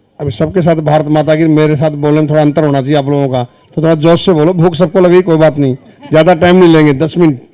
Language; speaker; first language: Hindi; native; Hindi